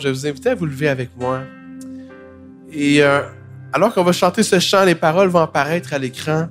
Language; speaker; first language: French; native; French